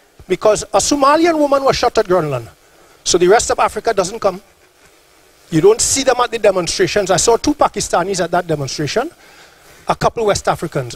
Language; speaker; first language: English; early bilingual, other home language; Norwegian